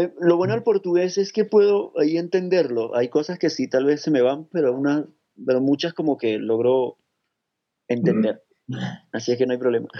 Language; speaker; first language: Spanish; native; Spanish